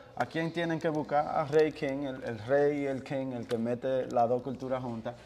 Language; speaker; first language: Spanish; early bilingual, heritage; Spanish